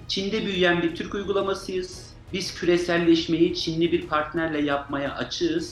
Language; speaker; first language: Turkish; native; Turkish